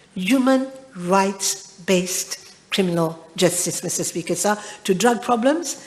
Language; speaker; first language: English; non-native, local second language; Morisyen